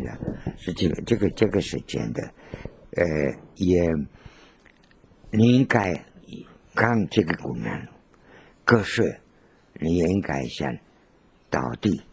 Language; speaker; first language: Chinese; non-native, learner; Spanish